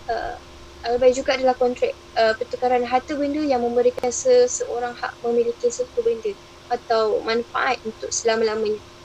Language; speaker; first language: Malay; native; Malay